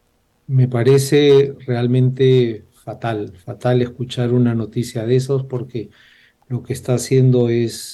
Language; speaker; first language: Spanish; native; Spanish